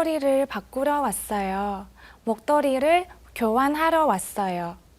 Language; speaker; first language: Korean; non-native, learner; Thai